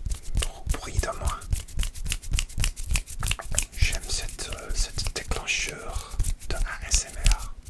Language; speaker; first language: French; non-native, learner; English